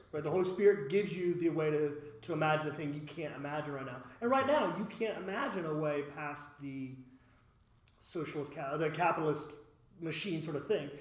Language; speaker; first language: English; native; English